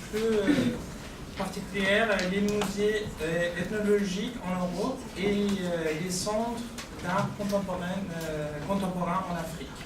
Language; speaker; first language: French; non-native, fluent; Persian